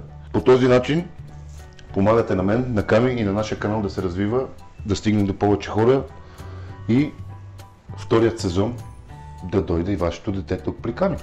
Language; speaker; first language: Bulgarian; native; Bulgarian